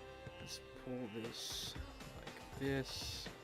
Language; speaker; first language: English; native; English